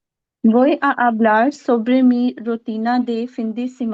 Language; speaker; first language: Spanish; non-native, learner; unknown